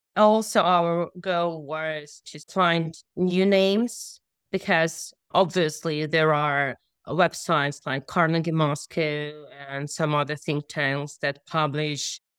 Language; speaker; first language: English; non-native, fluent; Russian